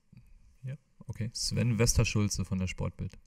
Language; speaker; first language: German; native; German